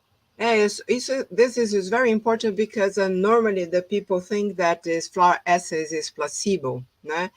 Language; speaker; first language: English; non-native, fluent; Portuguese